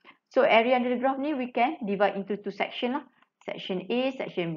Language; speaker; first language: English; non-native, local second language; Malay